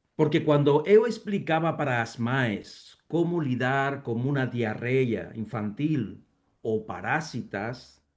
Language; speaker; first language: Portuguese; non-native, fluent; Spanish